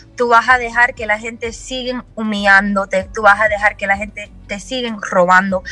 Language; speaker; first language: Spanish; early bilingual, heritage; Spanish